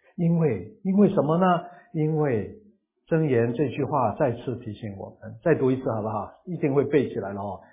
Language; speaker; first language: Chinese; non-native, local second language; Cantonese